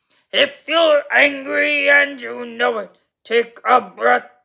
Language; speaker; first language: English; native; English